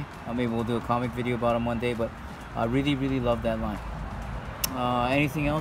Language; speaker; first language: English; native; English